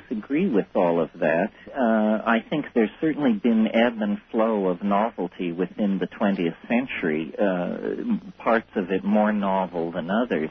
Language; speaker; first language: English; native; English